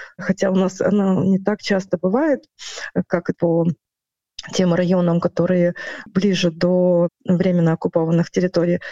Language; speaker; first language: Russian; non-native, local second language; Ukrainian